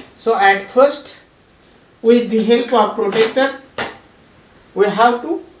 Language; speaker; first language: English; non-native, local second language; Marathi